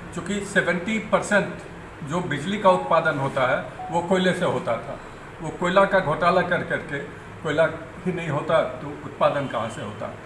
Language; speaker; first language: Hindi; native; Hindi